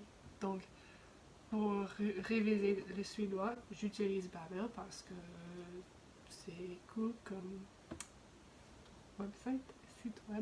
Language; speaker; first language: French; non-native, fluent; English